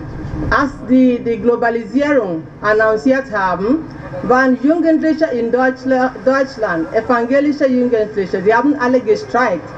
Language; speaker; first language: German; non-native, fluent; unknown